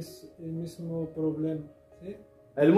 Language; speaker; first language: Spanish; non-native, learner; Arabic